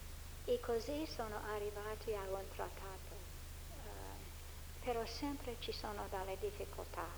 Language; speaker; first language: Italian; non-native, fluent; English